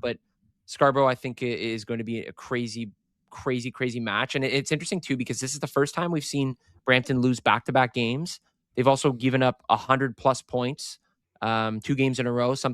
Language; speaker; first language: English; native; English